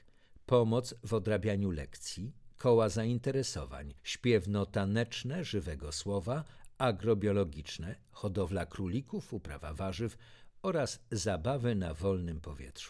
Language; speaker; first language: Polish; native; Polish